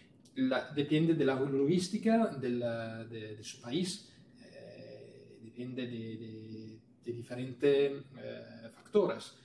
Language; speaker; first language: Spanish; non-native, fluent; Italian